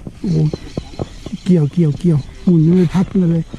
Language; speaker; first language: Thai; non-native, local second language; Northeastern Thai